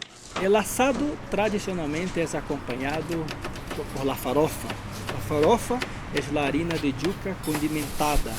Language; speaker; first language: Spanish; non-native, learner; Portuguese